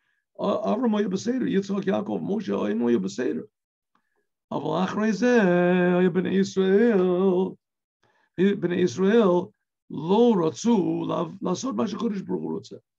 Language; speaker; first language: Hebrew; non-native, fluent; English